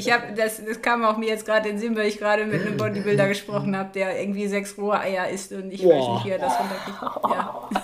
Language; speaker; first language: German; native; German